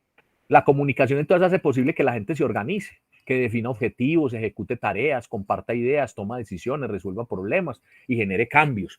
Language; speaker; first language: Spanish; native; Spanish